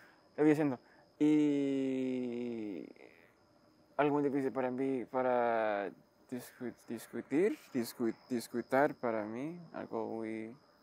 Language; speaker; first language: Spanish; non-native, learner; English